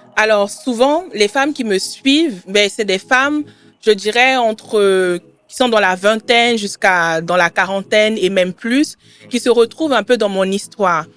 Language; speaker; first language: French; early bilingual, other home language; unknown